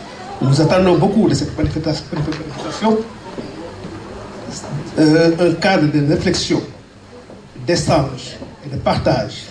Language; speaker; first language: French; non-native, local second language; Wolof